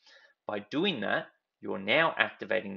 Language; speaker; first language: English; native; English